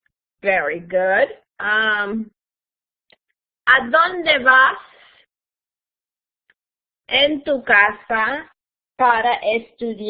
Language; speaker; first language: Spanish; non-native, fluent; English